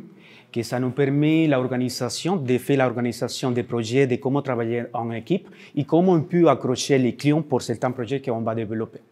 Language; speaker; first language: French; non-native, learner; Spanish